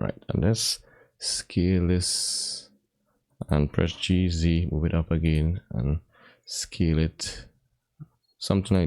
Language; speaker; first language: English; native; English